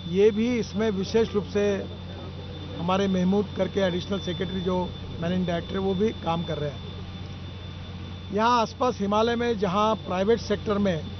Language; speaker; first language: Hindi; non-native, local second language; Marathi